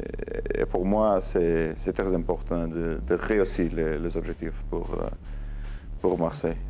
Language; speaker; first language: French; non-native, learner; Portuguese